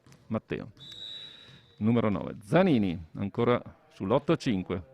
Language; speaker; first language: Italian; native; Italian